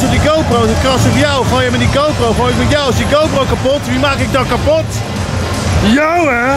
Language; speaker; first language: Dutch; native; Dutch